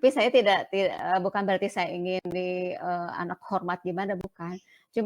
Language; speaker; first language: Indonesian; non-native, local second language; Sundanese